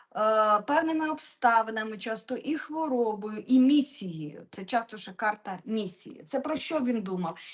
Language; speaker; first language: Ukrainian; non-native, local second language; Russian